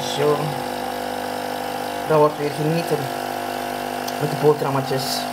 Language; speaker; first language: Dutch; native; Dutch